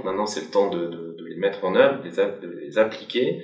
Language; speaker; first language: French; native; French